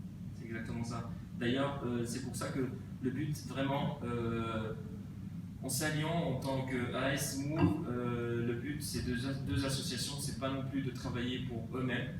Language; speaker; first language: French; native; French